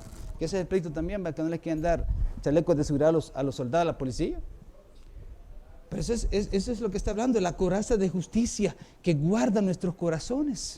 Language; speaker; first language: Spanish; native; Spanish